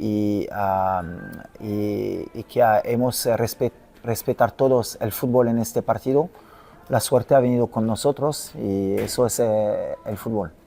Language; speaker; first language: Spanish; non-native, fluent; French